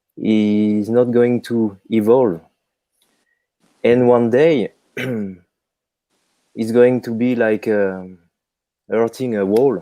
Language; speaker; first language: English; non-native, fluent; French